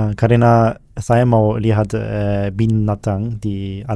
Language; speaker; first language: Indonesian; non-native, learner; German